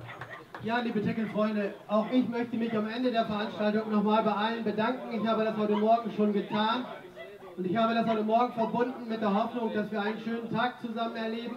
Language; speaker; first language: German; native; German